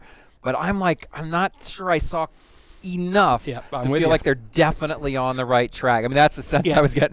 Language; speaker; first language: English; native; English